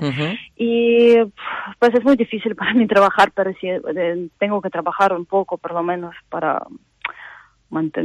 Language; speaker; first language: Spanish; non-native, fluent; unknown